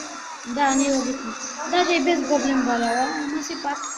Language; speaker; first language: Bulgarian; native; Bulgarian